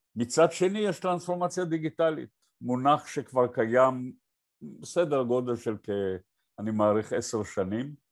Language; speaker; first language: Hebrew; native; Hebrew